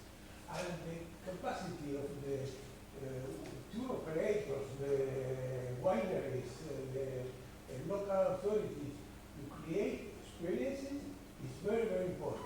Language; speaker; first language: English; non-native, fluent; Spanish